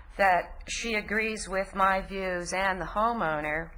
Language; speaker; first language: English; native; English